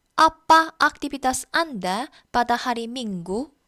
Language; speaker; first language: Indonesian; non-native, fluent; Korean